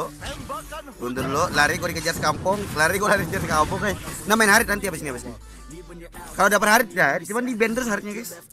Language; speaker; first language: Indonesian; native; Indonesian